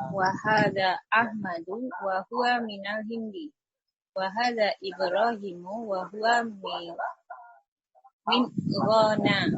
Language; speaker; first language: Arabic; non-native, learner; Indonesian